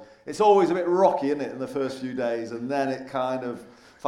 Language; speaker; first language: English; native; English